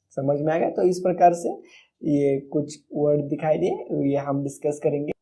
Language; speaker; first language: Hindi; non-native, local second language; Marathi